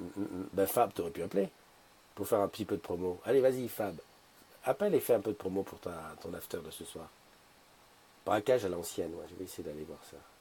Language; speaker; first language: French; native; French